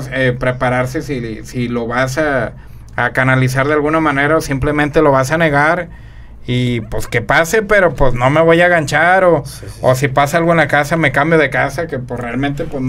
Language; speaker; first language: Spanish; native; Spanish